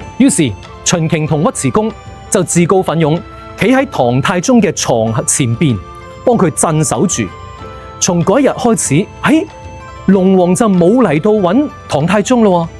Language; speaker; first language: Cantonese; native; Cantonese